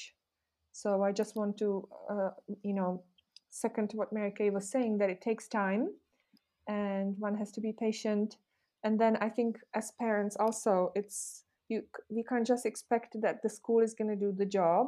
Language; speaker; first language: English; non-native, fluent; Czech